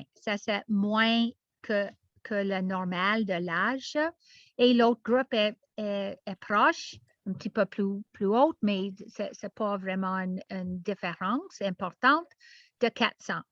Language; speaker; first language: French; non-native, learner; English